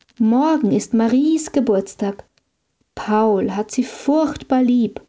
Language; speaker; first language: German; native; German